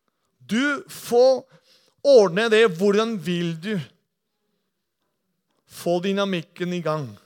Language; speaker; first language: Norwegian; non-native, fluent; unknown